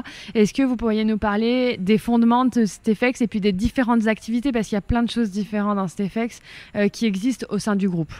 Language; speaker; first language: French; native; French